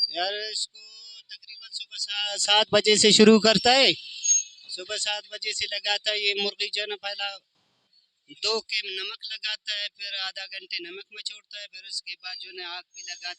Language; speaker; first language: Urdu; non-native, local second language; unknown